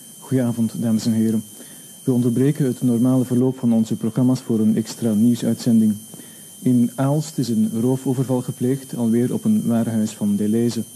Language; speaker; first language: Dutch; native; Dutch